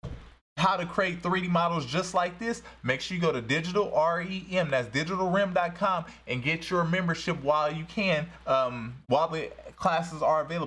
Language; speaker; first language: English; native; English